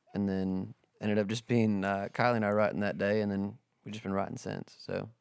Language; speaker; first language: English; native; English